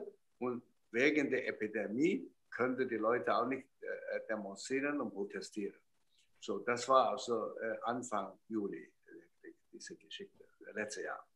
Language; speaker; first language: German; non-native, fluent; Chinese